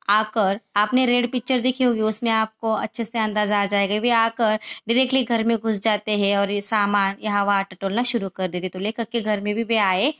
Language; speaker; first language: Hindi; non-native, local second language; Marathi